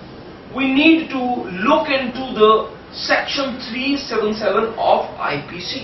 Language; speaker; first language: English; non-native, local second language; Hindi